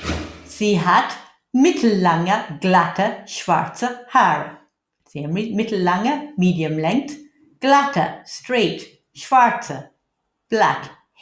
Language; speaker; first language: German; non-native, fluent; English